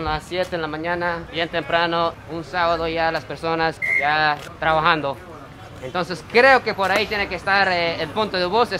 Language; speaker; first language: Spanish; non-native, fluent; Japanese